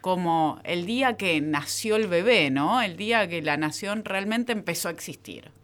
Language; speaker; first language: Spanish; native; Spanish